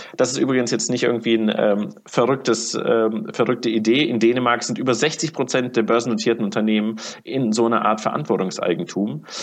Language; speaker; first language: German; early bilingual, other home language; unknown